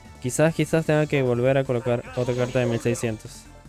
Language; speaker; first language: Spanish; native; Spanish